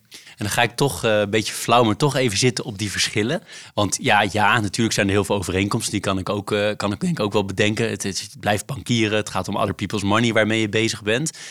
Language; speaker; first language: Dutch; native; Dutch